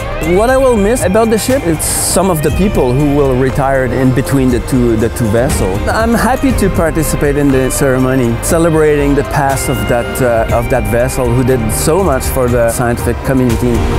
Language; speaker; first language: English; non-native, fluent; French